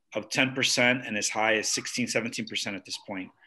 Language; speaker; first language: English; early bilingual, other home language; Spanish